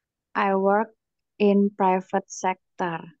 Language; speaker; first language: English; non-native, learner; Indonesian